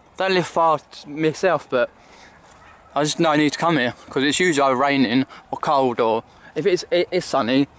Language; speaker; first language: English; native; English